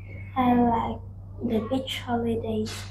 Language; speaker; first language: English; non-native, learner; Vietnamese